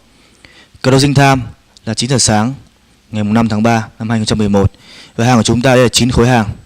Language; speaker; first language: Vietnamese; native; Vietnamese